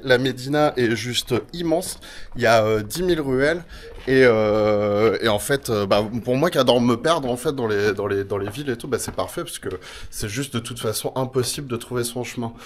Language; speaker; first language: French; native; French